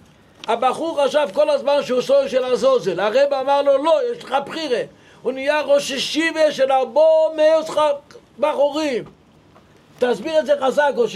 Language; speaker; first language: Hebrew; non-native, local second language; Yiddish